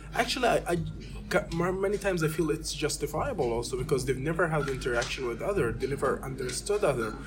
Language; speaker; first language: English; non-native, fluent; Arabic